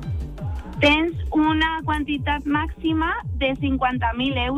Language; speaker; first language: Catalan; non-native, local second language; Spanish